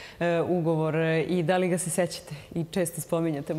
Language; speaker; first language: Serbian; native; Serbian